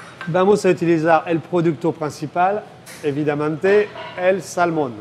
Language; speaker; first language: Spanish; non-native, fluent; French